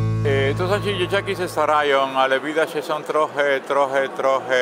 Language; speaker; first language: Polish; non-native, fluent; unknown